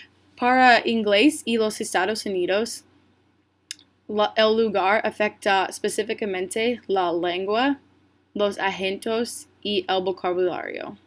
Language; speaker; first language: Spanish; non-native, learner; English